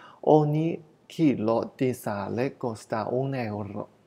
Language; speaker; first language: Italian; non-native, fluent; Chinese